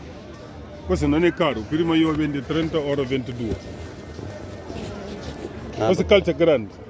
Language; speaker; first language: Italian; non-native, learner; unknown